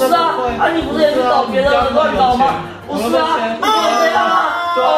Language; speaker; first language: Chinese; native; Chinese